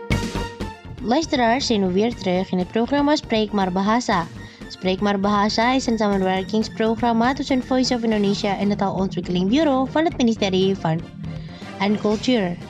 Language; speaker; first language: Dutch; non-native, learner; Indonesian